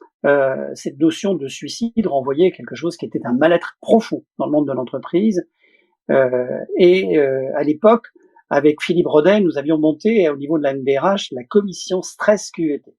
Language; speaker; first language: French; native; French